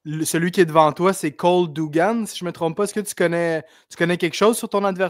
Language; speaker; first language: French; native; French